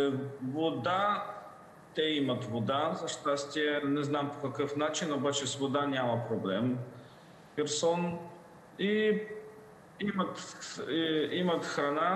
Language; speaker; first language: Bulgarian; non-native, fluent; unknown